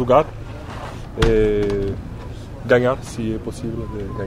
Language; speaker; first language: Portuguese; early bilingual, heritage; Portuguese